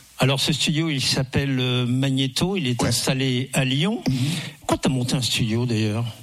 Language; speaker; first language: French; native; French